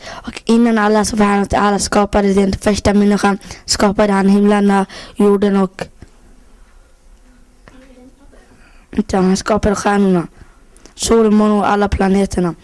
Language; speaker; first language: Swedish; early bilingual, other home language; Somali